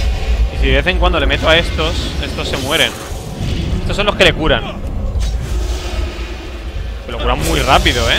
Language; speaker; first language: Spanish; native; Spanish